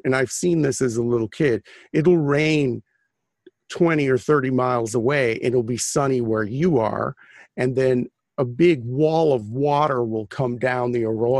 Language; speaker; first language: English; native; English